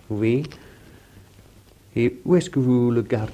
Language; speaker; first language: French; non-native, fluent; English